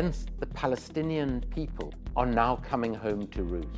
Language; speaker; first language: English; native; English